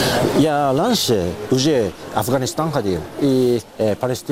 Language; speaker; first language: Russian; non-native, learner; Japanese